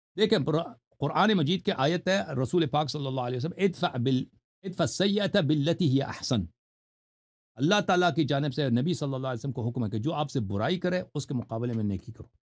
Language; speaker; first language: Urdu; non-native, fluent; Persian